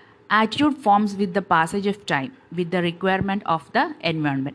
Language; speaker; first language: English; non-native, local second language; Malayalam